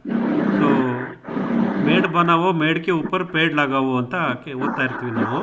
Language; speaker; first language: Kannada; native; Kannada